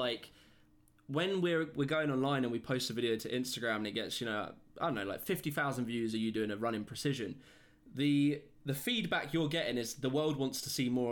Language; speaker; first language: English; native; English